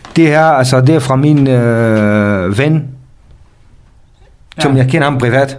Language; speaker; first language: Danish; non-native, fluent; Kurdish